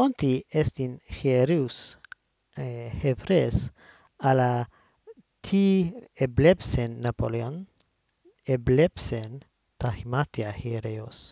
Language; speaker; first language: Greek; non-native, learner; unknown